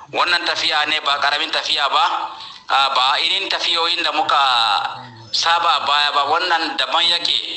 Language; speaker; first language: Hausa; non-native, local second language; Fula